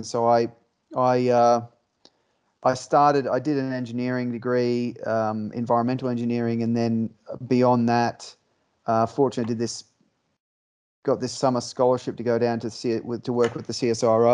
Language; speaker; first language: English; native; English